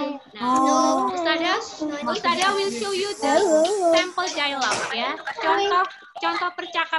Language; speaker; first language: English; non-native, fluent; Indonesian